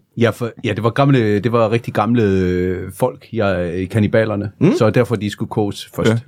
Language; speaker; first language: Danish; non-native, fluent; Polish